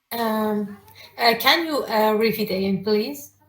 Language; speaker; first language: English; non-native, learner; Persian